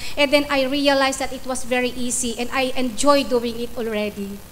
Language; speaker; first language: English; non-native, local second language; Iloko